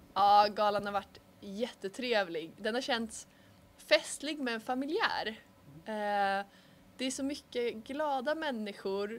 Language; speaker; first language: Swedish; native; Swedish